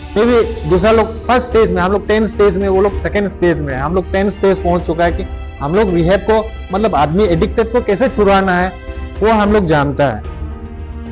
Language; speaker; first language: Hindi; non-native, local second language; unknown